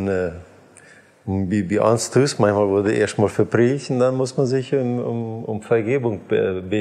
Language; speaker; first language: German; non-native, learner; Plautdietsch